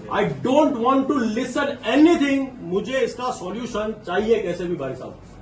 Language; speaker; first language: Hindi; non-native, local second language; Gujarati